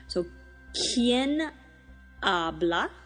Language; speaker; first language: Spanish; non-native, fluent; English